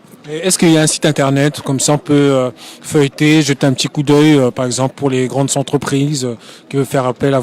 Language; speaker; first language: French; native; French